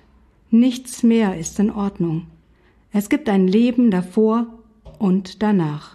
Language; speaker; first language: German; native; German